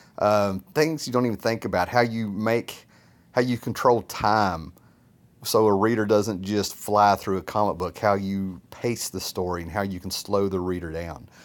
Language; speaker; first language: English; native; English